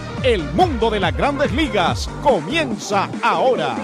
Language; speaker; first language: Spanish; native; Spanish